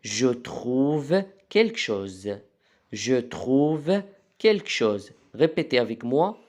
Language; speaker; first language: French; non-native, local second language; Arabic